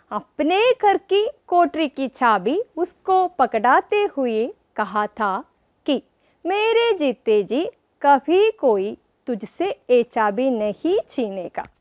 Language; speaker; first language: Hindi; non-native, local second language; Malayalam